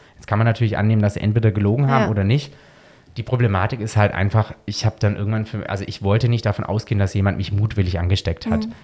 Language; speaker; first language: German; native; German